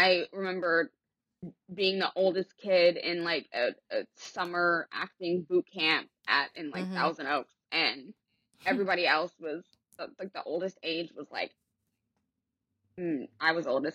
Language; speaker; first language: English; native; English